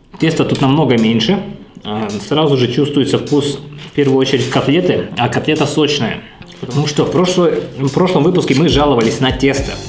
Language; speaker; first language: Russian; native; Russian